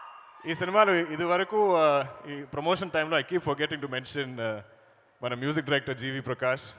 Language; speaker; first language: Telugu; non-native, learner; Malayalam